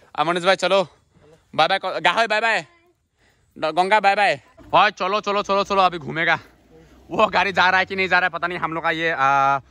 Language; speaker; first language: Hindi; non-native, local second language; Assamese